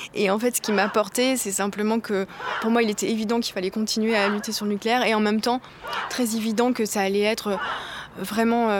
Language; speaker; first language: French; native; French